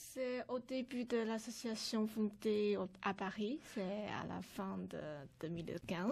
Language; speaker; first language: French; non-native, learner; Chinese